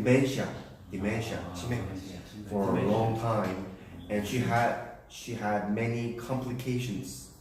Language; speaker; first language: English; early bilingual, other home language; Korean